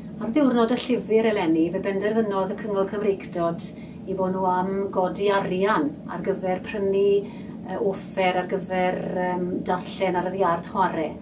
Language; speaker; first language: Welsh; native; Welsh